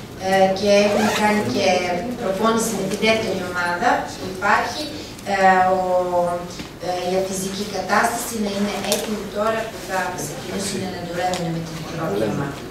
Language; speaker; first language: Greek; non-native, fluent; Serbian